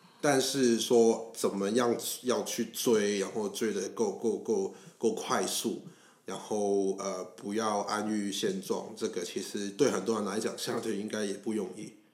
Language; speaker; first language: Chinese; non-native, local second language; Cantonese